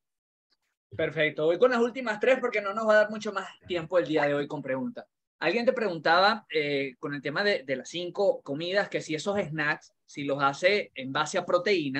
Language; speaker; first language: Spanish; native; Spanish